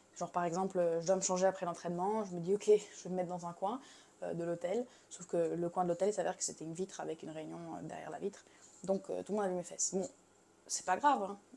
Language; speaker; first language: French; native; French